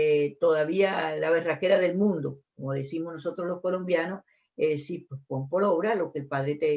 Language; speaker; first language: Spanish; native; Spanish